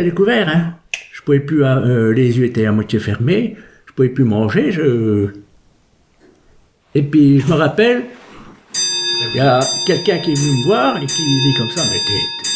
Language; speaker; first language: French; native; French